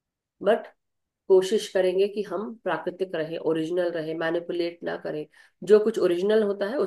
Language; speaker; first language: Hindi; native; Hindi